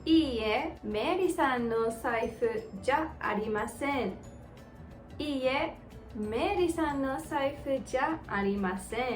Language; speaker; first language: Japanese; non-native, fluent; English